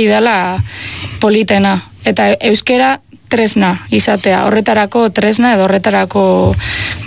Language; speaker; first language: Basque; non-native, local second language; Spanish